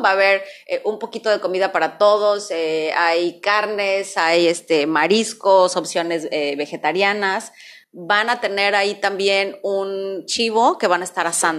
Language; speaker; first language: Spanish; native; Spanish